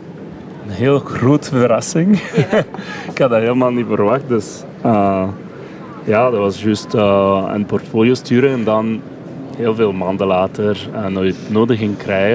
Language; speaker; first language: Dutch; non-native, local second language; French